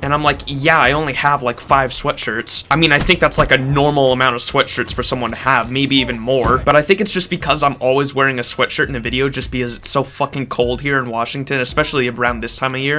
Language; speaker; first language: English; native; English